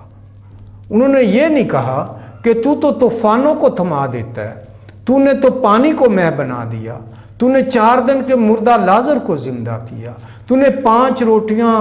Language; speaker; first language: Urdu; non-native, local second language; Punjabi